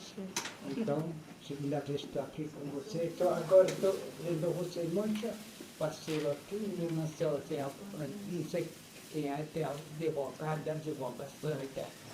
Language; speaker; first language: Portuguese; non-native, local second language; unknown